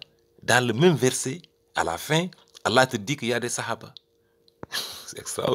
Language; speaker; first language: French; native; French